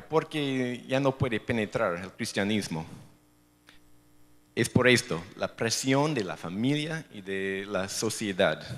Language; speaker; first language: Spanish; non-native, fluent; English